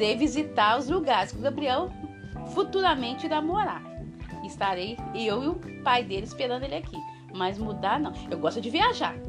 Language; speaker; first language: Portuguese; native; Portuguese